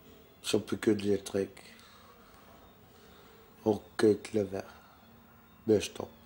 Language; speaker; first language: Danish; non-native, local second language; Kalaallisut